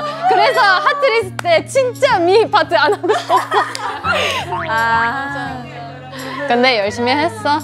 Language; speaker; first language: Korean; non-native, fluent; Japanese